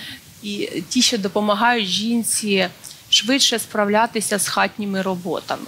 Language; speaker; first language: Ukrainian; native; Ukrainian